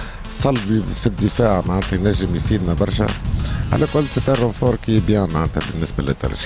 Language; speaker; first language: Arabic; native; Arabic